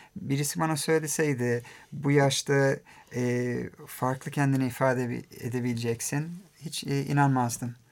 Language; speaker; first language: Turkish; early bilingual, heritage; Turkish